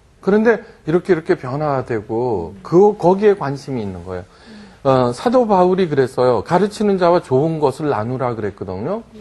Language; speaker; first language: Korean; early bilingual, heritage; Korean